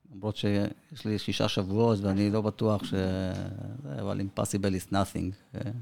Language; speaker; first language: Hebrew; early bilingual, other home language; Spanish